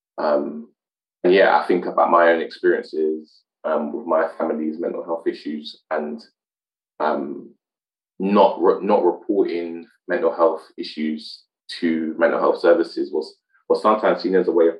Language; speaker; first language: English; native; English